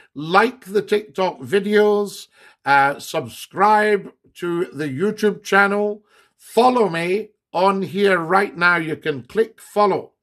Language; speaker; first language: English; native; English